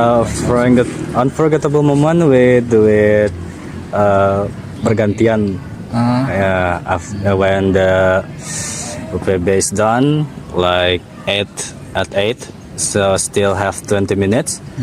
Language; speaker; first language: English; non-native, learner; Indonesian